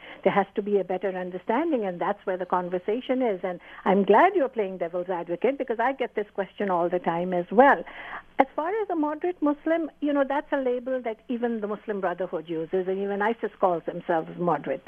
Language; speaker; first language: English; non-native, local second language; Urdu